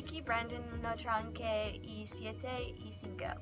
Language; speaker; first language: Spanish; non-native, learner; English